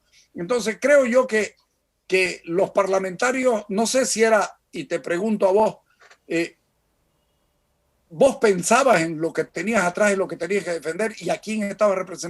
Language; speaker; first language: Spanish; native; Spanish